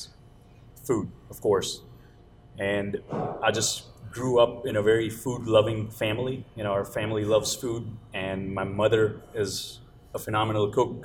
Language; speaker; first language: English; non-native, local second language; Gujarati